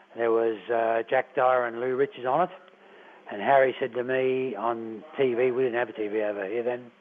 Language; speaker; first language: English; native; English